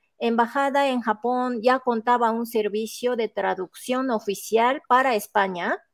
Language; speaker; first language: Spanish; non-native, fluent; Japanese